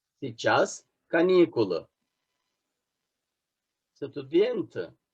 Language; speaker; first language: Russian; non-native, fluent; Turkish